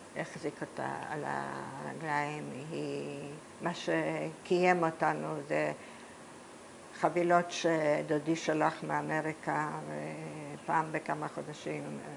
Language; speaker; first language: Hebrew; early bilingual, other home language; Polish